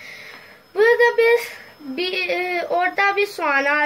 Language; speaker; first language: Turkish; non-native, learner; Urdu